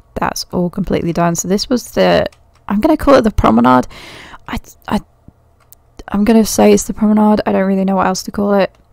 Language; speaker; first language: English; native; English